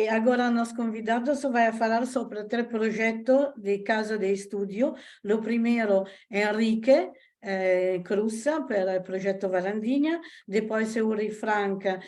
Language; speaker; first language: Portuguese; non-native, learner; Italian